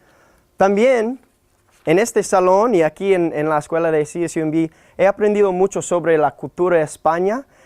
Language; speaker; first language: Spanish; non-native, learner; English